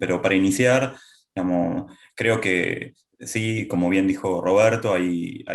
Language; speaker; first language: Spanish; native; Spanish